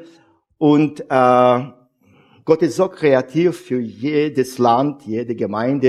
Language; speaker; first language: German; non-native, fluent; Russian